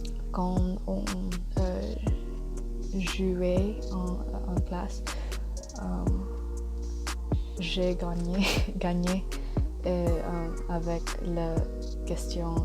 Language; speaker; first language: French; non-native, learner; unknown